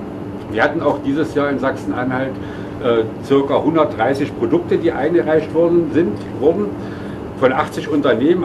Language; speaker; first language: German; native; German